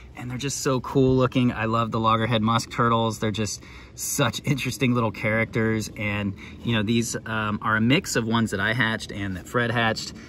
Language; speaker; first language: English; native; English